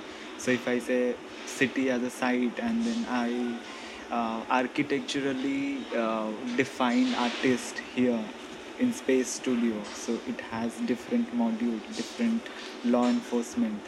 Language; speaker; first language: English; non-native, local second language; Odia